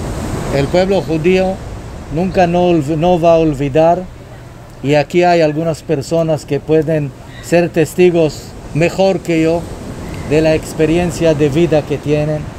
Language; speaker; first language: Spanish; non-native, fluent; Hebrew